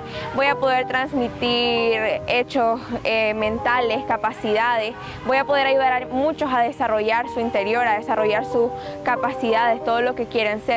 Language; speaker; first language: Spanish; native; Spanish